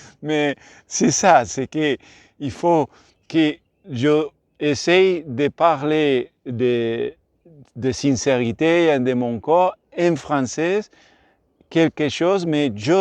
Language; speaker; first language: French; non-native, learner; Spanish